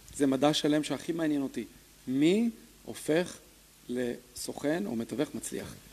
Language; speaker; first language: Hebrew; early bilingual, other home language; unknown